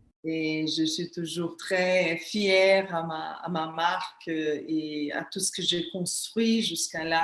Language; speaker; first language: French; non-native, fluent; Portuguese